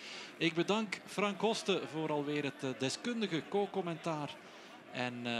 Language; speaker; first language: Dutch; native; Dutch